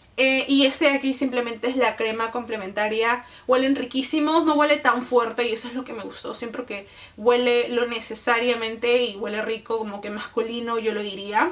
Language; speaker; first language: Spanish; native; Spanish